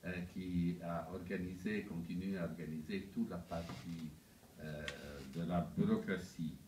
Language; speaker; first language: French; non-native, fluent; Italian